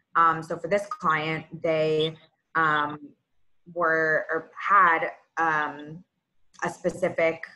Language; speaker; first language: English; native; English